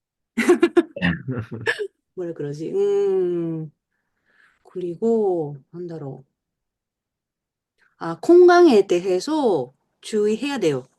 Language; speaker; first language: Korean; non-native, learner; Japanese